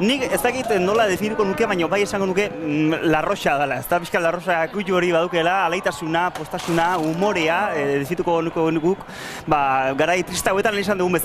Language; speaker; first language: Basque; native; Basque